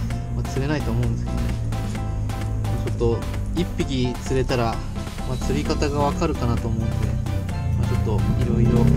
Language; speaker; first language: Japanese; native; Japanese